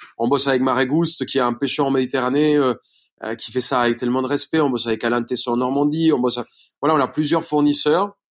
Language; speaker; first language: French; non-native, fluent; Spanish